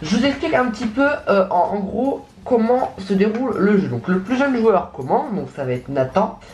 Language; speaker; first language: French; native; French